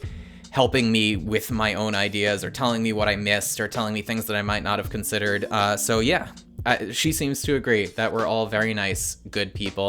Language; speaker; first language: English; native; English